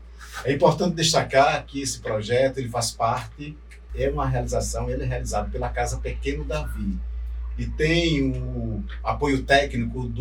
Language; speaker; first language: Portuguese; native; Portuguese